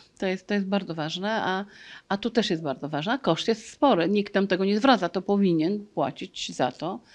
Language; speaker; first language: Polish; native; Polish